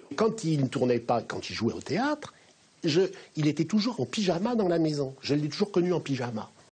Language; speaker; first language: French; native; French